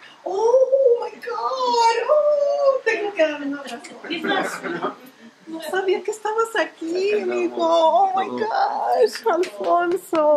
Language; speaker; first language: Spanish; early bilingual, heritage; Spanish